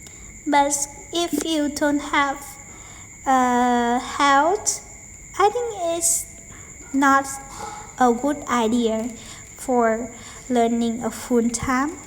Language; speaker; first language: English; non-native, learner; Vietnamese